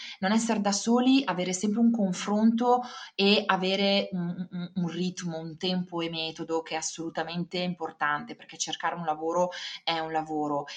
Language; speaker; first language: Italian; native; Italian